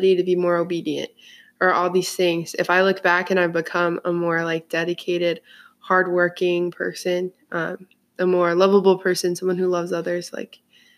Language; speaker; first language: English; native; English